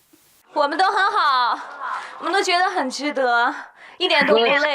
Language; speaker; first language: Chinese; native; Chinese